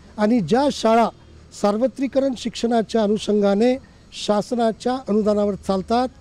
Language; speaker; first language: Marathi; native; Marathi